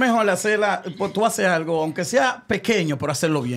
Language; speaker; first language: Spanish; native; Spanish